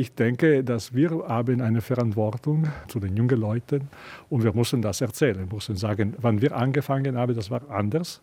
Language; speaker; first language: German; non-native, learner; Italian